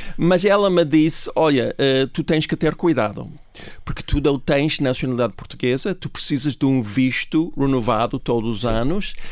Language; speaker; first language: Portuguese; non-native, fluent; English